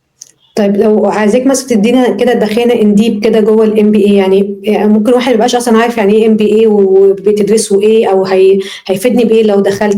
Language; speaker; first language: Arabic; native; Arabic